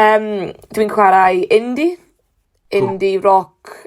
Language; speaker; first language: Welsh; non-native, learner; English